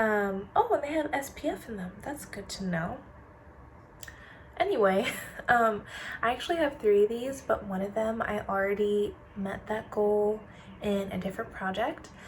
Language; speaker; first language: English; native; English